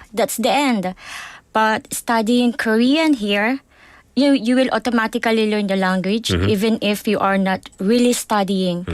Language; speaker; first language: English; non-native, local second language; Filipino